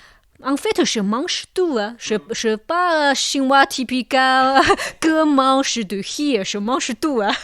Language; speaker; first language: French; non-native, local second language; Chinese